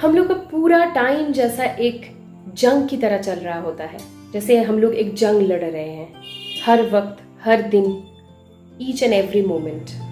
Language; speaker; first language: Hindi; non-native, local second language; Bangla